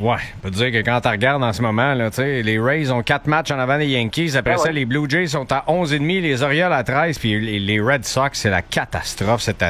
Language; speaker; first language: French; native; French